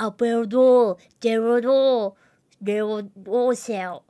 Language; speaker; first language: Korean; non-native, learner; Japanese